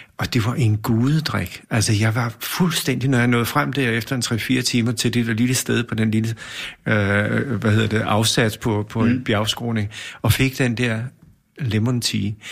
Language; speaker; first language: Danish; native; Danish